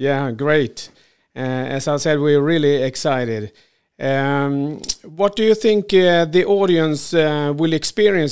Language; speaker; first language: English; non-native, fluent; Swedish